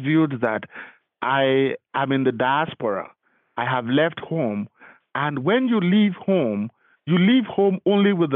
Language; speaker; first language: English; non-native, local second language; Yoruba